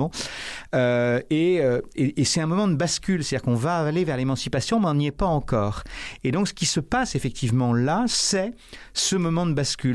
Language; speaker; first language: French; native; French